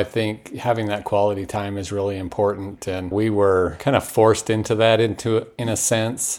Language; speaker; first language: English; native; English